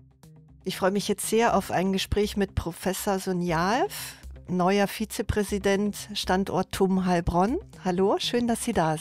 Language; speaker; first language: German; native; German